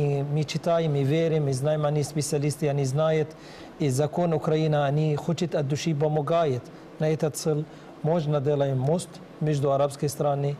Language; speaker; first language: Russian; non-native, learner; Arabic